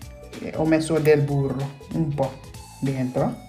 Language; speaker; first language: Italian; non-native, fluent; Wolof